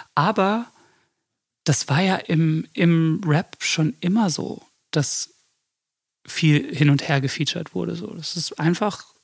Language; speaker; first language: German; early bilingual, other home language; English